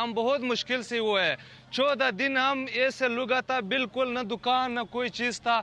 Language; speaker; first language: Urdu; non-native, learner; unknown